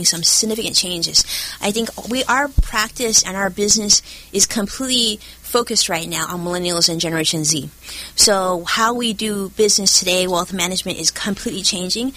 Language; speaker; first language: English; early bilingual, other home language; Chinese